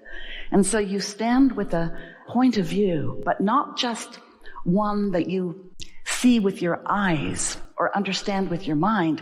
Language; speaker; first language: English; native; English